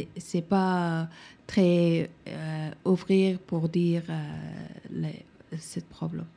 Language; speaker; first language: French; non-native, learner; Persian